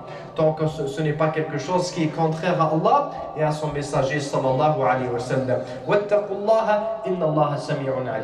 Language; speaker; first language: French; non-native, local second language; Arabic